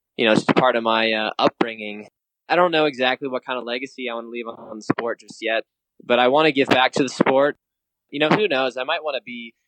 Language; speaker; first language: English; native; English